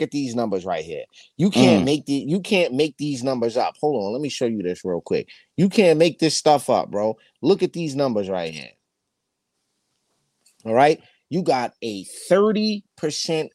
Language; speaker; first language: English; native; English